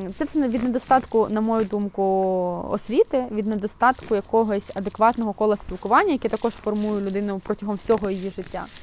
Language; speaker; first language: Ukrainian; non-native, local second language; Russian